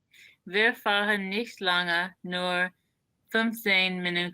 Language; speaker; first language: German; non-native, learner; English